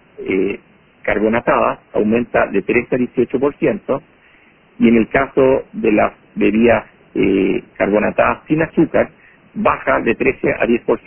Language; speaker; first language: Spanish; native; Spanish